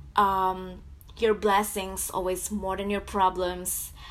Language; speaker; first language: English; non-native, fluent; Indonesian